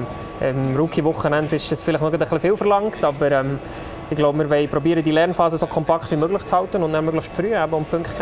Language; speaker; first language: German; native; German